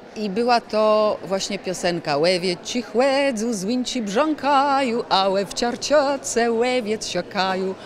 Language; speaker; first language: Polish; native; Polish